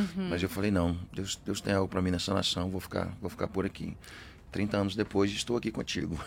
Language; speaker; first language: Portuguese; early bilingual, other home language; English